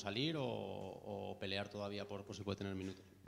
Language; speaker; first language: Spanish; native; Spanish